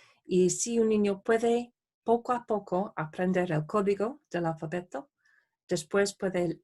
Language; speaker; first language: Spanish; non-native, fluent; English